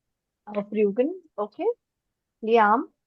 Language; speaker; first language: German; non-native, fluent; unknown